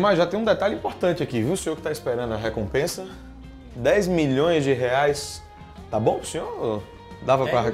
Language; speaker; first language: Portuguese; native; Portuguese